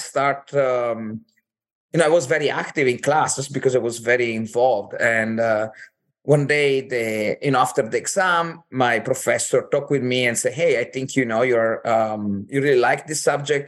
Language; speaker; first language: English; non-native, fluent; Italian